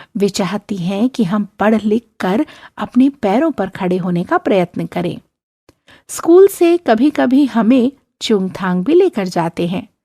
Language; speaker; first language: Hindi; native; Hindi